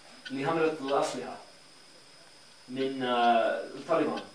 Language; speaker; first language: Arabic; non-native, learner; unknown